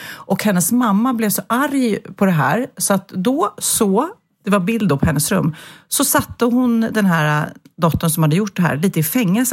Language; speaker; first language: Swedish; native; Swedish